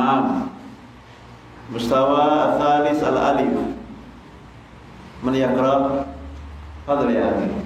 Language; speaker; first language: Arabic; non-native, fluent; Indonesian